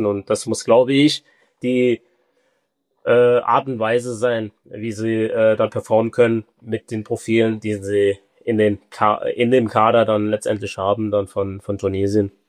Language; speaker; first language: German; early bilingual, other home language; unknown